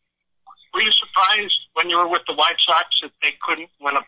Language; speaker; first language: English; native; English